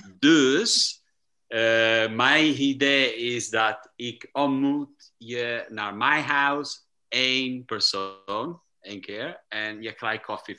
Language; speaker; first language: Dutch; non-native, learner; Portuguese